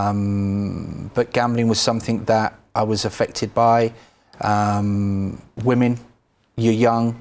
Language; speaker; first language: English; native; English